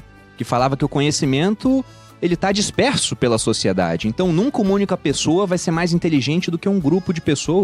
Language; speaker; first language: Portuguese; native; Portuguese